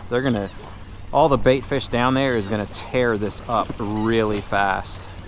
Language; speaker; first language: English; native; English